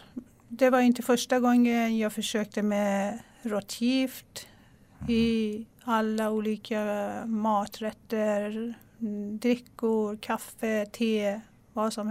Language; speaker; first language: Swedish; non-native, local second language; Persian